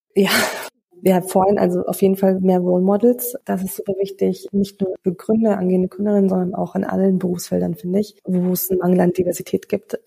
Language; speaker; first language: German; early bilingual, other home language; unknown